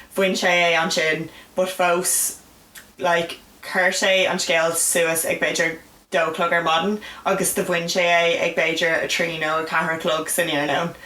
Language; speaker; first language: Irish; non-native, local second language; English